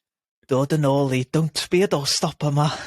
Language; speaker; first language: Welsh; non-native, local second language; English